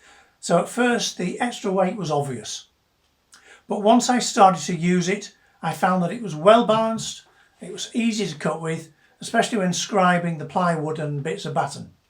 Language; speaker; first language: English; native; English